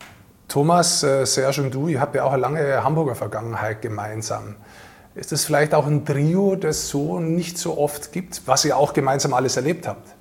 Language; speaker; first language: German; native; German